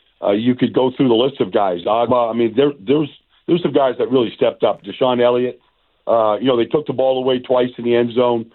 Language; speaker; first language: English; native; English